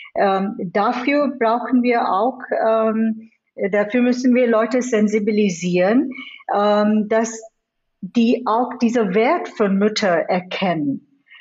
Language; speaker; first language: German; non-native, fluent; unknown